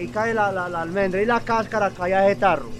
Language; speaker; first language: Spanish; native; Spanish